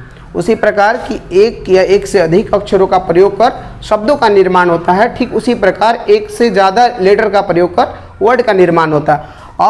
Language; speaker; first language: Hindi; native; Hindi